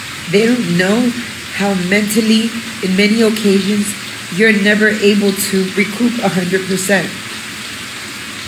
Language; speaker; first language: English; early bilingual, other home language; Spanish